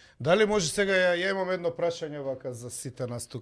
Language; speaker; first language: Macedonian; native; Macedonian